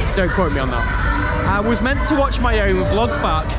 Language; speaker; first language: English; native; English